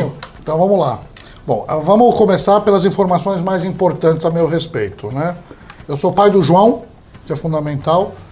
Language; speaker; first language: Portuguese; early bilingual, heritage; English